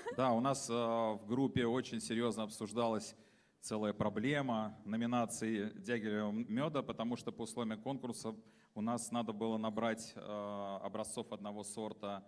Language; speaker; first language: Russian; native; Russian